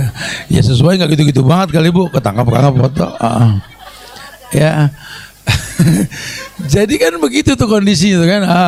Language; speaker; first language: Indonesian; native; Indonesian